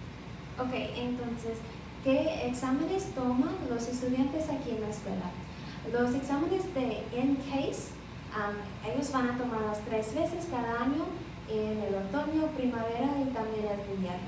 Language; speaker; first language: Spanish; non-native, learner; English